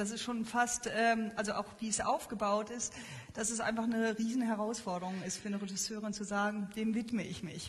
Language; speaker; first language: German; native; German